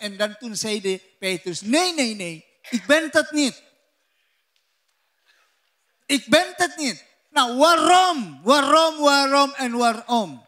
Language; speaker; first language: Dutch; non-native, learner; Indonesian